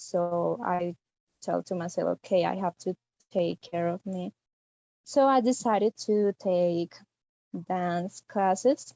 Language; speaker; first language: English; non-native, fluent; Spanish